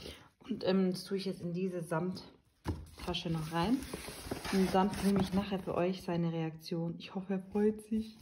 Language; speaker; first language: German; early bilingual, other home language; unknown